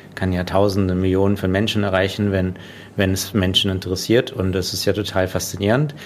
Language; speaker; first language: German; non-native, fluent; Russian